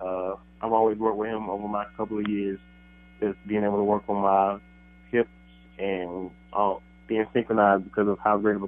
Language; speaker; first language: English; native; English